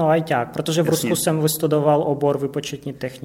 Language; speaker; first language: Czech; non-native, fluent; Russian